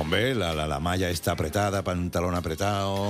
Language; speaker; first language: Spanish; native; Spanish